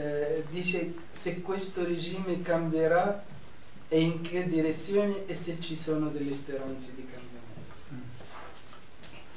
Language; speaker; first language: Italian; non-native, fluent; Arabic